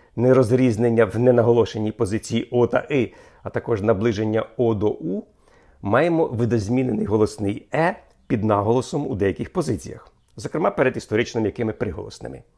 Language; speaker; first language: Ukrainian; native; Ukrainian